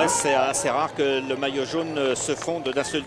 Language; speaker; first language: French; native; French